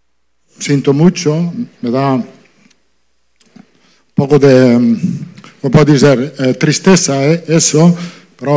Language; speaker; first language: Portuguese; non-native, fluent; Italian